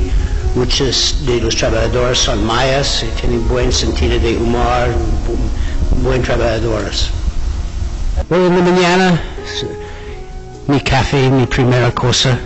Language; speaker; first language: Spanish; non-native, fluent; English